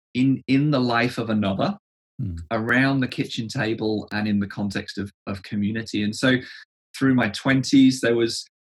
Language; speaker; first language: English; native; English